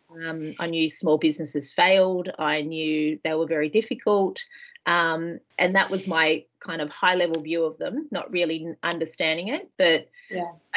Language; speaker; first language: English; native; English